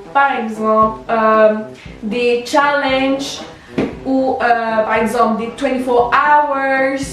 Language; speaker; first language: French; early bilingual, other home language; Spanish